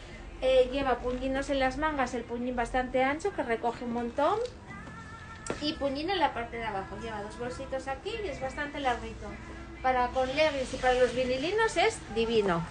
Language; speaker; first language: Spanish; native; Spanish